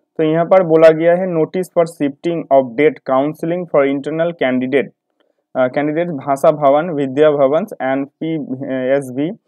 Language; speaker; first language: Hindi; non-native, local second language; Bangla